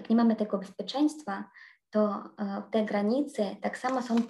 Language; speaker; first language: Polish; non-native, fluent; Ukrainian